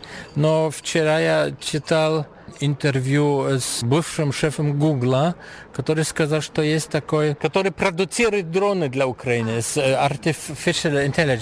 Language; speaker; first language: Russian; non-native, fluent; German